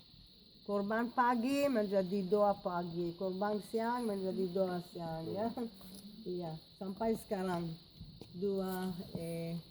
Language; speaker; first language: Indonesian; non-native, fluent; Hebrew